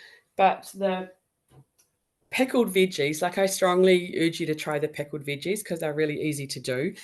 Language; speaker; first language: English; native; English